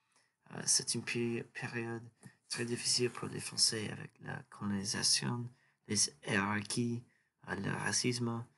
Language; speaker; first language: French; non-native, learner; English